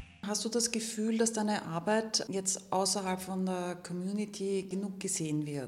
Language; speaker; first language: German; native; German